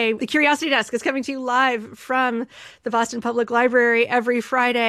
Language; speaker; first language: English; native; English